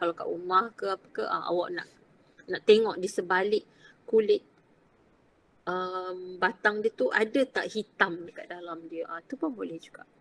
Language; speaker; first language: Malay; native; Malay